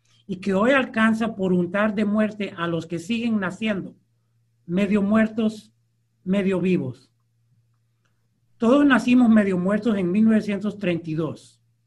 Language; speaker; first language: Spanish; early bilingual, heritage; Spanish